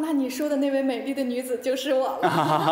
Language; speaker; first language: Chinese; native; Chinese